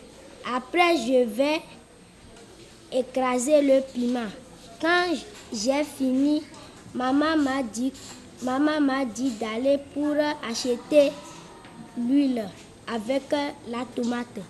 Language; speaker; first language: French; non-native, learner; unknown